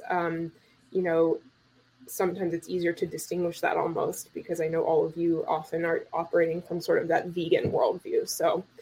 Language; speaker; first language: English; native; English